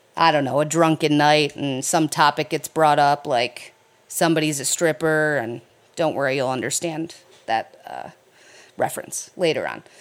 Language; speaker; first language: English; native; English